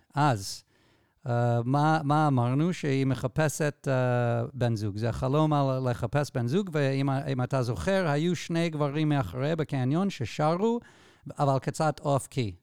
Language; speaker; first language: Hebrew; non-native, fluent; English